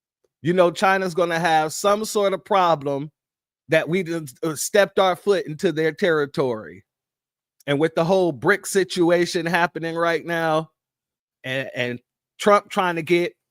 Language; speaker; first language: English; native; English